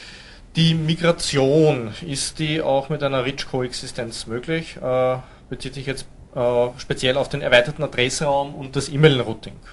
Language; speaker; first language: German; native; German